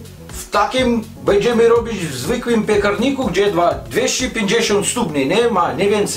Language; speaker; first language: Polish; non-native, learner; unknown